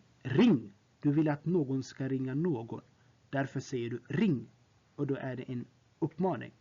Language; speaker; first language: Swedish; non-native, fluent; Tigrinya